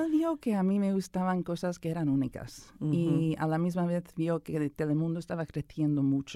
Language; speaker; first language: Spanish; early bilingual, other home language; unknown